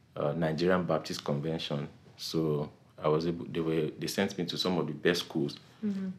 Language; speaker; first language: English; non-native, local second language; Yoruba